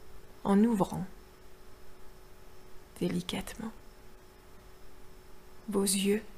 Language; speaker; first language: French; native; French